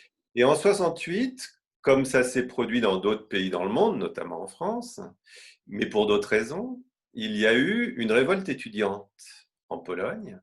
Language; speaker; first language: French; native; French